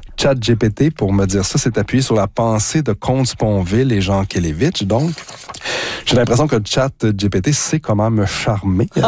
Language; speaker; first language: French; native; French